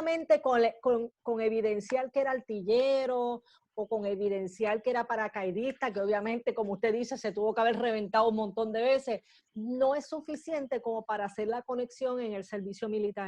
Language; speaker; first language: Spanish; native; Spanish